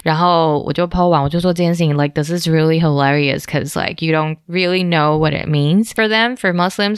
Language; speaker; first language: English; non-native, fluent; Chinese